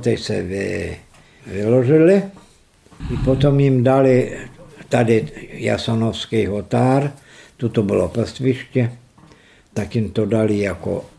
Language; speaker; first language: Czech; early bilingual, heritage; Serbian